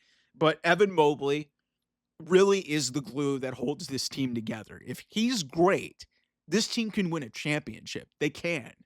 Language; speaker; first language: English; native; English